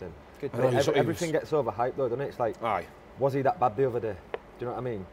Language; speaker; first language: English; native; English